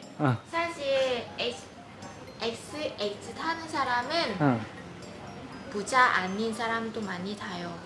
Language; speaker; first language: Korean; non-native, learner; Vietnamese